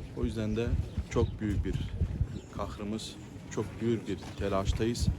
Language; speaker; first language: Turkish; native; Turkish